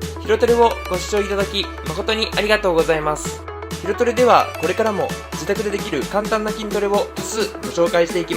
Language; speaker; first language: Japanese; native; Japanese